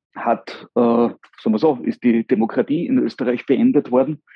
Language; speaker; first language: German; native; German